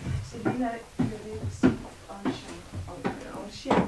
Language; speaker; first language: French; non-native, fluent; Danish